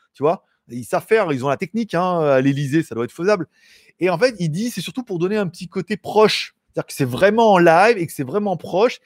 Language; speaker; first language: French; native; French